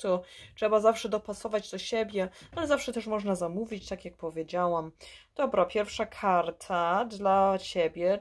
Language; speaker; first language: Polish; early bilingual, heritage; Polish